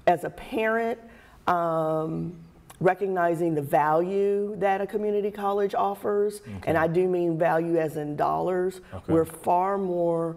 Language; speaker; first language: English; native; English